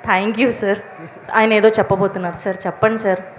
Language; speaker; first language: Telugu; native; Telugu